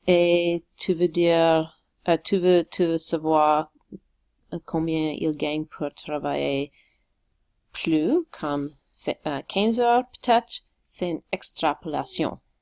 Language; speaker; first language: French; non-native, local second language; English